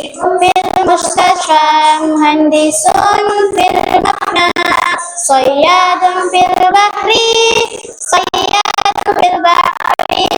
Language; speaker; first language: Arabic; non-native, fluent; Indonesian